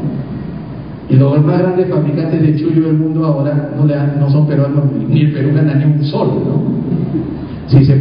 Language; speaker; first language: Spanish; native; Spanish